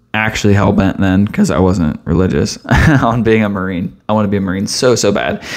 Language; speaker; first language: English; native; English